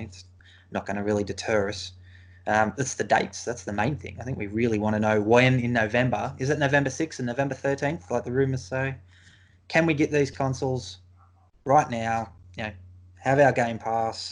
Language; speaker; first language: English; native; English